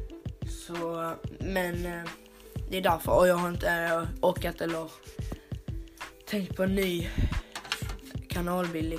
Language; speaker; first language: Swedish; native; Swedish